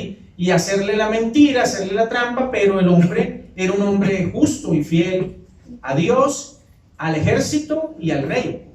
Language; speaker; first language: Spanish; native; Spanish